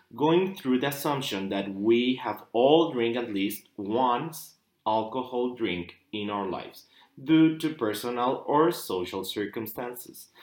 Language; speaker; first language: English; non-native, fluent; Spanish